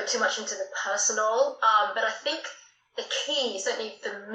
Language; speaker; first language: English; native; English